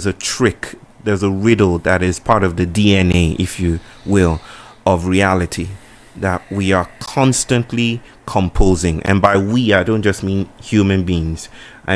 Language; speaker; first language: English; non-native, local second language; Yoruba